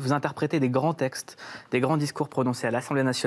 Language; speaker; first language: French; native; French